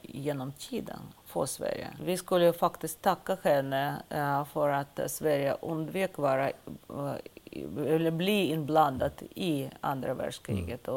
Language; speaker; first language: Swedish; non-native, fluent; Russian